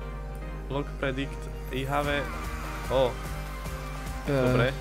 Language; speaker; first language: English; non-native, learner; Slovak